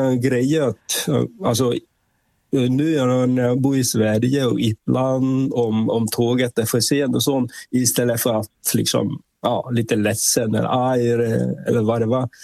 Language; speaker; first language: Swedish; non-native, fluent; Vietnamese